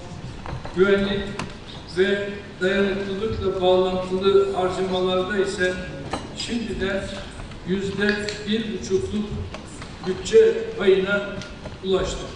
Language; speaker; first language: Turkish; native; Turkish